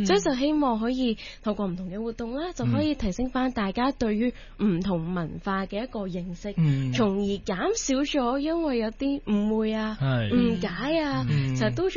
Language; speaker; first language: Cantonese; early bilingual, other home language; Punjabi